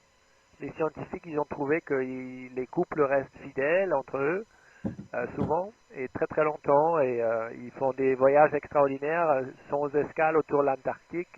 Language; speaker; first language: French; non-native, fluent; German